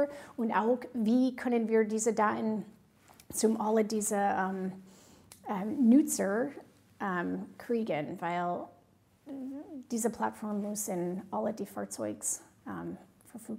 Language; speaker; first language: German; non-native, fluent; English